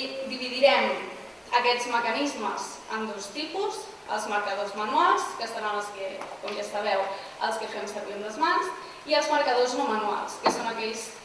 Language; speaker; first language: Catalan; native; Catalan